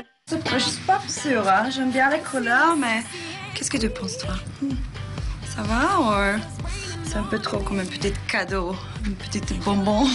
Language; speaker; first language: French; non-native, fluent; Swedish